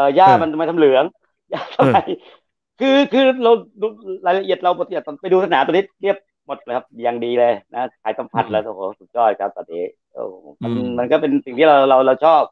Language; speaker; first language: Thai; native; Thai